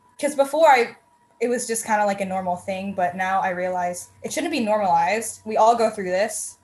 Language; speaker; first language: English; native; English